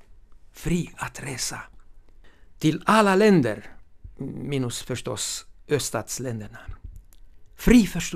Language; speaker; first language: Swedish; non-native, fluent; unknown